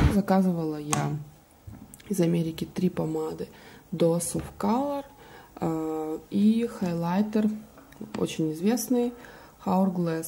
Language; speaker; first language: Russian; native; Russian